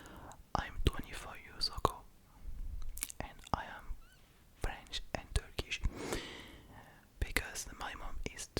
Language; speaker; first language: English; non-native, learner; French